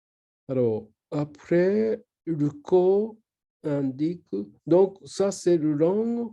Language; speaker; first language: French; non-native, learner; Japanese